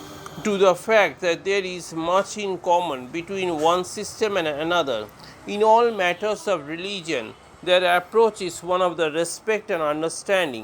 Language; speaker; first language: English; non-native, local second language; Bangla